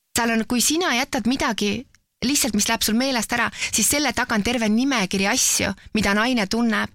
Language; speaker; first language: Estonian; native; Estonian